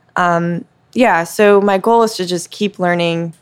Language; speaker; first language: English; native; English